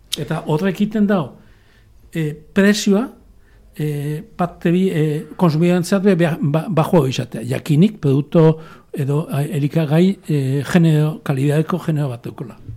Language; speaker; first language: Basque; native; Basque